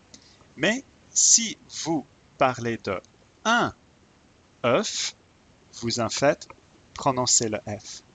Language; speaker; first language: French; non-native, fluent; English